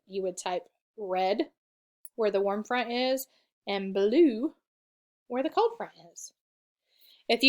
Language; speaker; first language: English; native; English